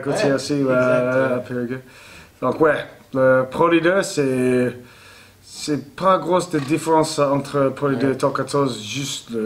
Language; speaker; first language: French; non-native, learner; English